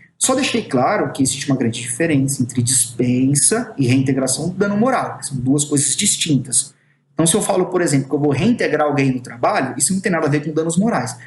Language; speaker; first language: Portuguese; native; Portuguese